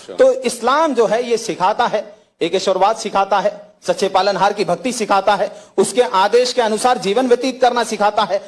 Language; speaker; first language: Hindi; native; Hindi